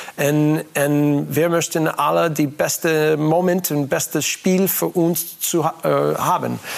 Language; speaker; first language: German; non-native, learner; English